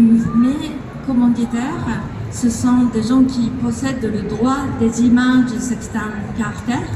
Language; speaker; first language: French; non-native, fluent; Japanese